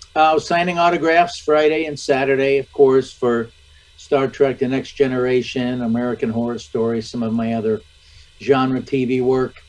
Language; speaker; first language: English; native; English